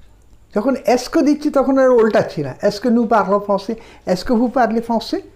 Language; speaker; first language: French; non-native, fluent; Bangla